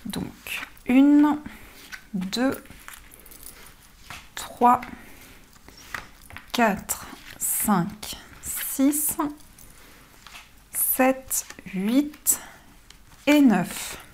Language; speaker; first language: French; native; French